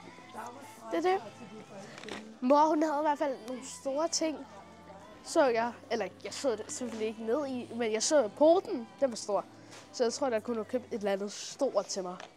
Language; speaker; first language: Danish; early bilingual, other home language; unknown